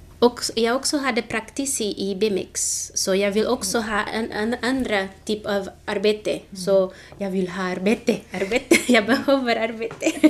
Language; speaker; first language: Swedish; non-native, learner; Portuguese